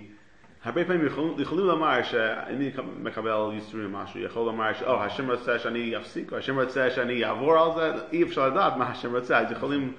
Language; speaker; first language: Hebrew; non-native, fluent; English